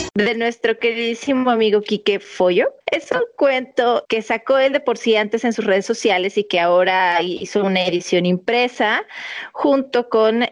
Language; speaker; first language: Spanish; native; Spanish